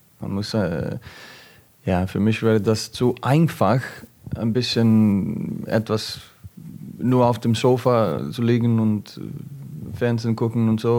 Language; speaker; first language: German; non-native, learner; Icelandic